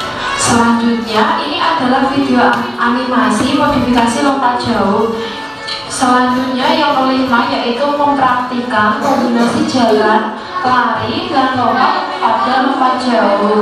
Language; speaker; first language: Indonesian; native; Indonesian